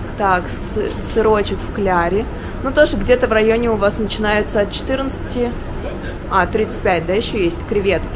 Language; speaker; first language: Russian; native; Russian